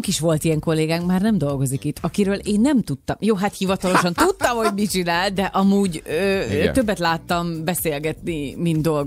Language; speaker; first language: Hungarian; native; Hungarian